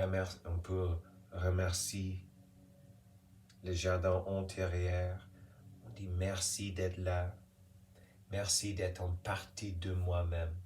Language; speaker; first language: French; non-native, fluent; English